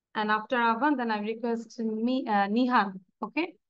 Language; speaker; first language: English; non-native, local second language; Bangla